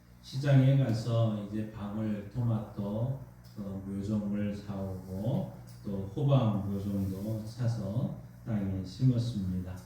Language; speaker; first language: Korean; native; Korean